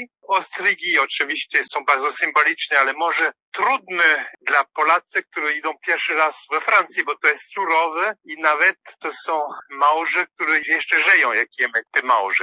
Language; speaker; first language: Polish; non-native, fluent; French